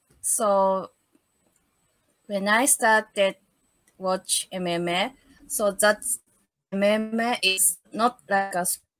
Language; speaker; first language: English; non-native, learner; Japanese